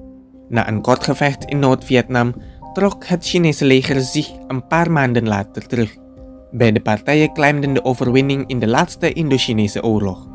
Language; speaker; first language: Dutch; non-native, fluent; Indonesian